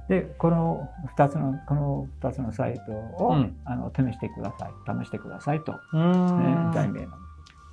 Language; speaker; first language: Japanese; non-native, fluent; English